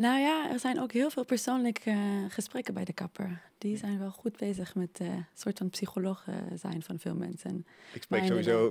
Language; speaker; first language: Dutch; non-native, fluent; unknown